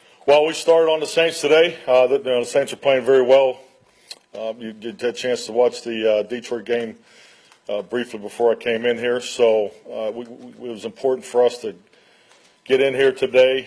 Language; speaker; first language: English; native; English